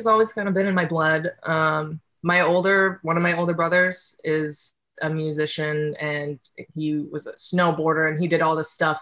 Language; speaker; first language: English; native; English